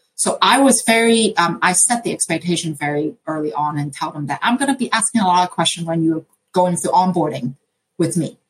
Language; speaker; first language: English; non-native, local second language; Cantonese